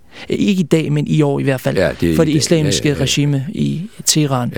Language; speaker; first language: Danish; early bilingual, other home language; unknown